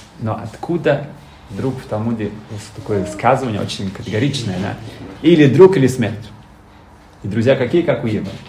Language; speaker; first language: Russian; early bilingual, heritage; Russian